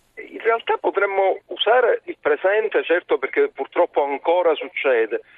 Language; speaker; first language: Italian; native; Italian